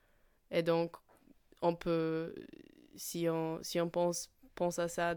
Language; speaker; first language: French; non-native, fluent; Polish